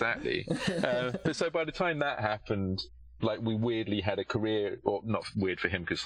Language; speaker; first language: English; native; English